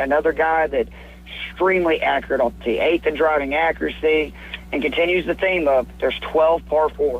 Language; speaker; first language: English; native; English